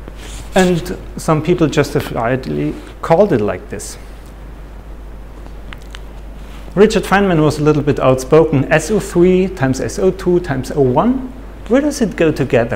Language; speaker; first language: English; non-native, fluent; German